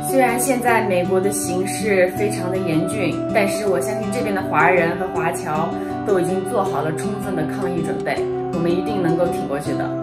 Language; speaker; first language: Chinese; native; Chinese